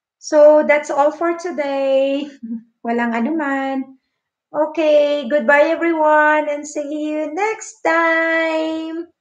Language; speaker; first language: English; non-native, local second language; Filipino